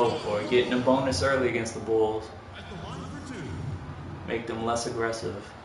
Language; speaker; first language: English; native; English